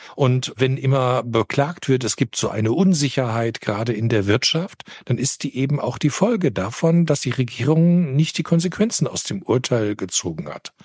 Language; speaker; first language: German; native; German